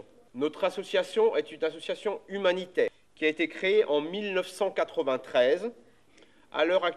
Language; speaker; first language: French; native; French